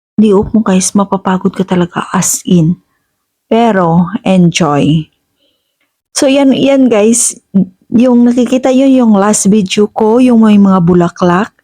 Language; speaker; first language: Filipino; non-native, local second language; Hiligaynon